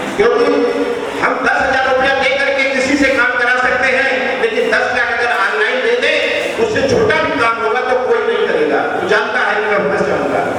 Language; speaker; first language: Hindi; native; Hindi